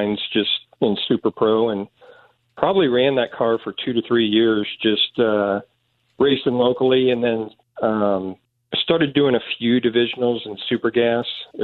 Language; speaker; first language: English; native; English